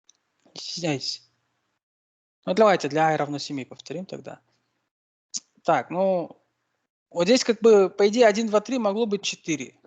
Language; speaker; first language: Russian; native; Russian